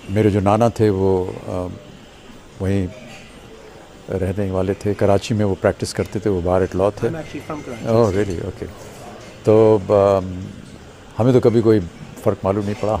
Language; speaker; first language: Hindi; native; Hindi